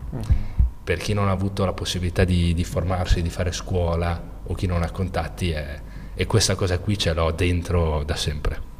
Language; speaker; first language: Italian; native; Italian